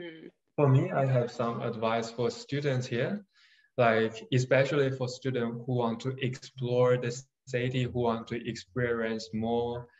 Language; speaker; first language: English; non-native, fluent; Chinese